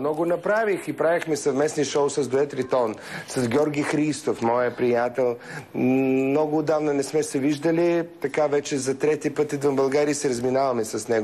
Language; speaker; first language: Bulgarian; early bilingual, heritage; Russian